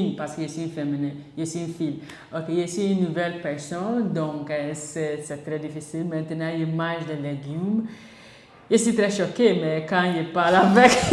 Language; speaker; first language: French; non-native, learner; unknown